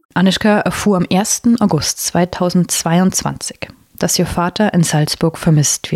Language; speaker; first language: German; native; German